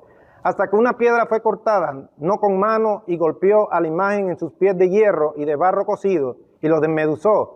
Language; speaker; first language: Spanish; native; Spanish